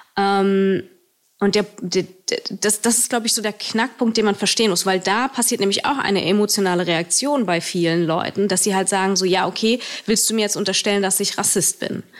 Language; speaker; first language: German; early bilingual, other home language; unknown